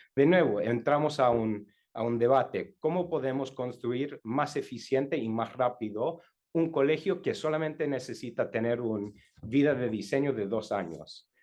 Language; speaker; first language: Spanish; non-native, learner; English